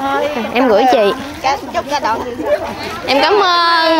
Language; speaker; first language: Vietnamese; native; Vietnamese